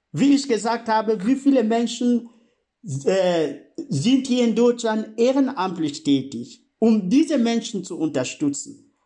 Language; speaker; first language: German; non-native, fluent; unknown